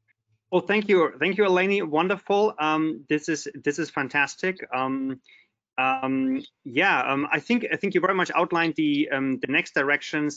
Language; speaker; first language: English; non-native, fluent; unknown